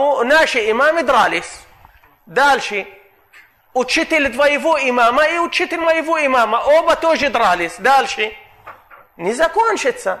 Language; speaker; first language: Russian; non-native, fluent; Arabic